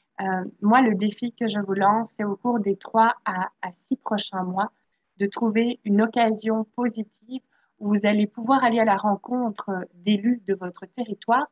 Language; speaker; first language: French; native; French